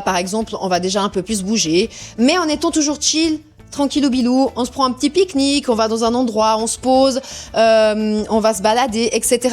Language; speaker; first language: French; early bilingual, other home language; Portuguese